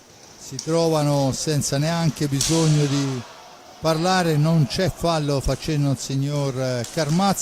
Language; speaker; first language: Italian; native; Italian